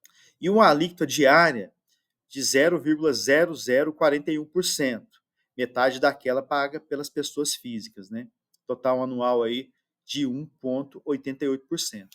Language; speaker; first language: Portuguese; native; Portuguese